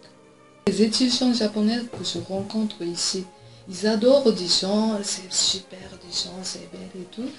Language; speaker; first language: French; non-native, fluent; Japanese